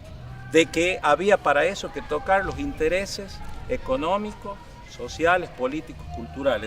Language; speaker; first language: Spanish; native; Spanish